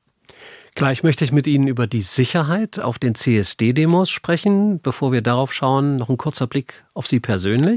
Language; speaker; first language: German; native; German